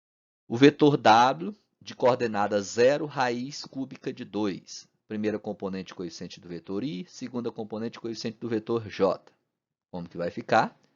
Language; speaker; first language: Portuguese; native; Portuguese